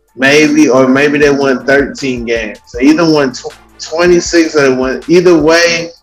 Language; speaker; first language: English; native; English